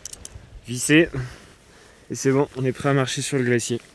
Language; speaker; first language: French; native; French